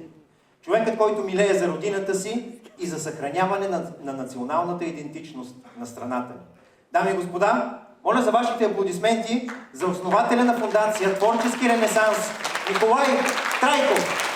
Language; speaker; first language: Bulgarian; native; Bulgarian